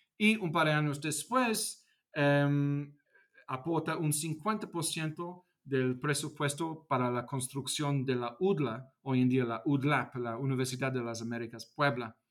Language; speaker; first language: Spanish; non-native, fluent; English